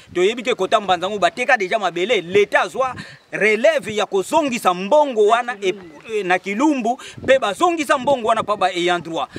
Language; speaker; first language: Lingala; non-native, local second language; Kongo